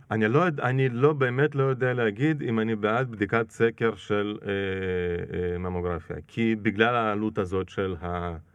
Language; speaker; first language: Hebrew; non-native, fluent; Russian